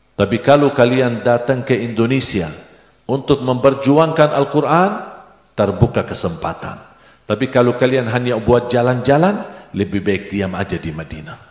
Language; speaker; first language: Indonesian; non-native, fluent; Arabic